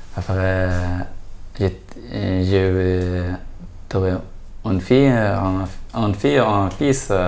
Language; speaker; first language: French; non-native, learner; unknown